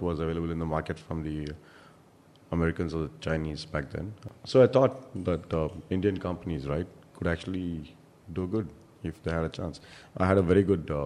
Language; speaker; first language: English; non-native, local second language; Kannada